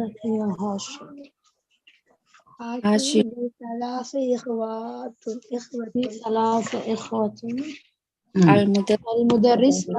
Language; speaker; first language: Arabic; non-native, learner; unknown